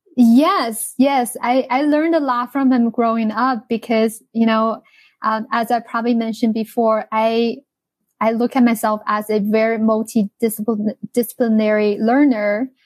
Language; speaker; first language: English; non-native, fluent; Chinese